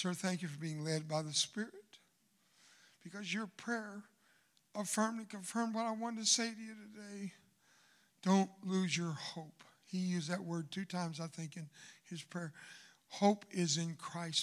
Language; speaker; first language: English; early bilingual, other home language; Spanish